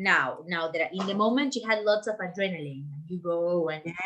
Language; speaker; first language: English; non-native, fluent; Spanish